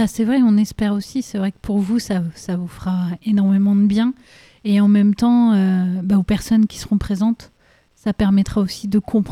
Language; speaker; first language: French; native; French